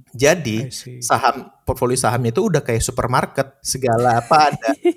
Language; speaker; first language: Indonesian; native; Indonesian